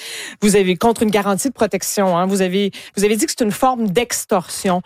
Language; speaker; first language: French; native; French